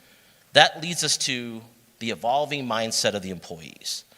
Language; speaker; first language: English; native; English